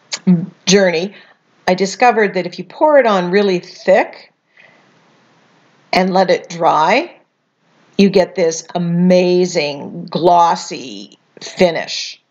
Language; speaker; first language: English; native; English